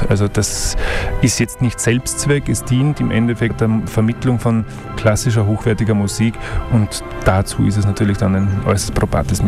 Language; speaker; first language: German; native; German